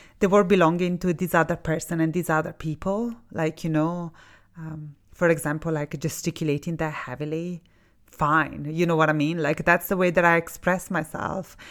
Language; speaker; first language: English; non-native, fluent; Italian